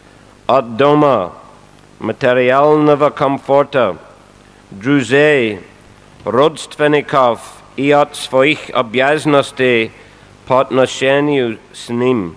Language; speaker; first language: Russian; non-native, fluent; English